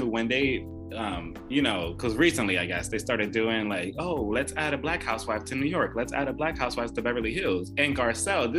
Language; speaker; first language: English; native; English